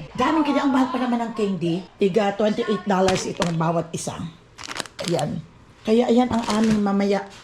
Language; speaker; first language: Filipino; non-native, local second language; Cebuano